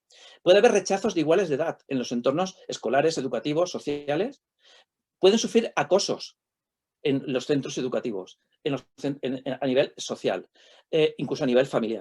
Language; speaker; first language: Spanish; native; Spanish